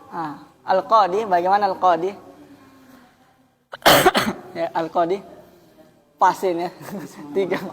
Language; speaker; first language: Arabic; non-native, fluent; Indonesian